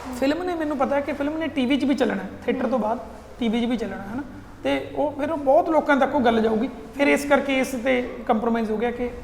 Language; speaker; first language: Punjabi; native; Punjabi